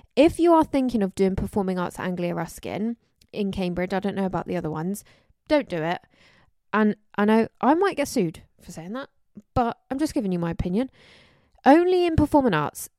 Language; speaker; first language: English; native; English